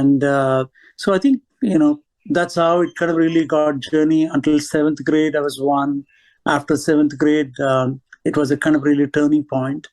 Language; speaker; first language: English; non-native, local second language; Telugu